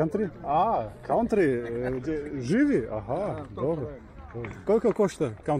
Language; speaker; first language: Serbian; non-native, learner; Russian